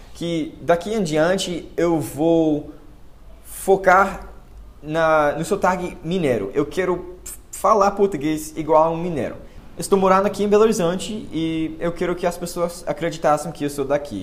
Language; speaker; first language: Portuguese; non-native, fluent; English